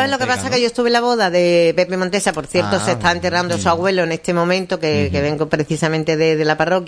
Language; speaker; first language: Spanish; native; Spanish